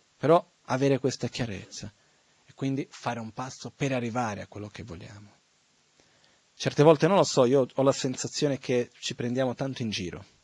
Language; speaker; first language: Italian; non-native, fluent; Portuguese